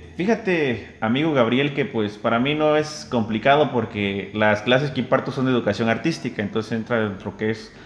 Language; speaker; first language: Spanish; native; Spanish